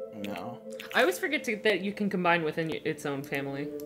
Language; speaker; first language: English; native; English